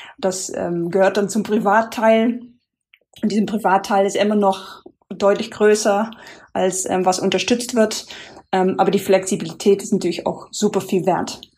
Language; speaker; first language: German; non-native, fluent; Dutch